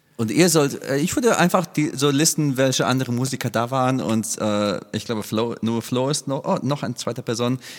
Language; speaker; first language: German; non-native, fluent; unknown